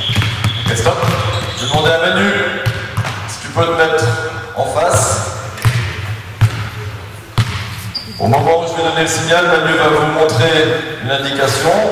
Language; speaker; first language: French; native; French